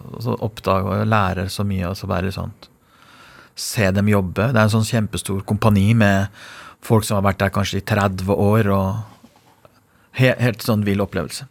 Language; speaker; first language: Norwegian; non-native, fluent; Persian